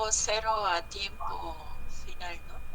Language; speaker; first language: Spanish; non-native, learner; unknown